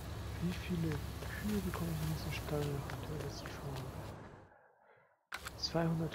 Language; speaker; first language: German; native; German